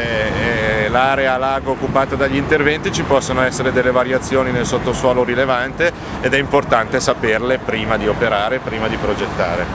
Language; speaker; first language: Italian; native; Italian